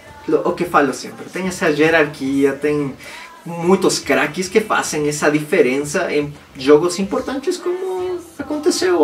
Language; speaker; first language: Portuguese; non-native, fluent; Spanish